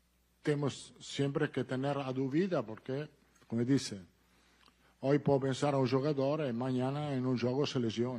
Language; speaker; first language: Portuguese; non-native, learner; Italian